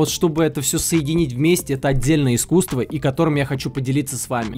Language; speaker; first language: Russian; native; Russian